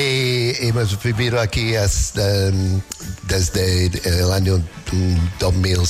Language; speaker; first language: Spanish; non-native, learner; English